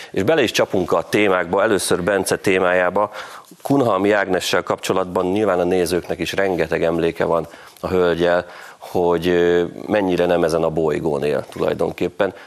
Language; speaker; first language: Hungarian; native; Hungarian